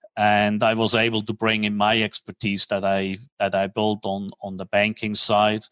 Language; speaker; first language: English; non-native, fluent; German